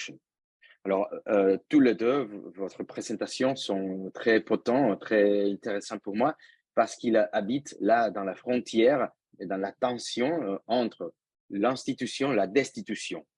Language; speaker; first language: French; non-native, fluent; Spanish